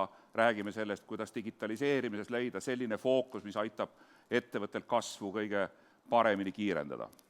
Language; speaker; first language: Estonian; native; Estonian